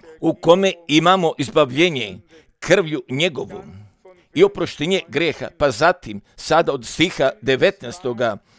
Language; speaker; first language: Croatian; early bilingual, heritage; Croatian